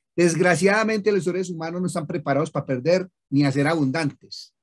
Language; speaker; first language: Spanish; native; Spanish